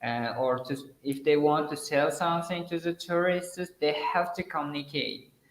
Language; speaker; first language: English; non-native, fluent; Uzbek